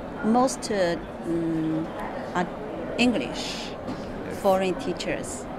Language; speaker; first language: English; non-native, learner; Chinese